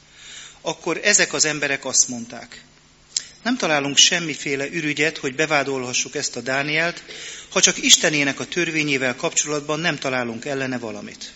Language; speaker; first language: Hungarian; native; Hungarian